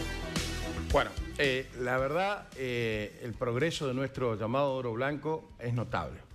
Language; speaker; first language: Spanish; native; Spanish